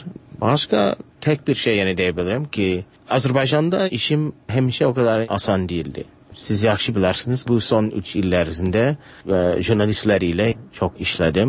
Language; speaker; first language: Turkish; non-native, fluent; English